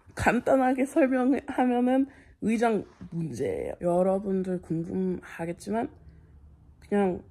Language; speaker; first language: Korean; non-native, fluent; English